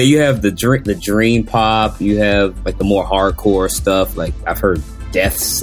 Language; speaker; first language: English; native; English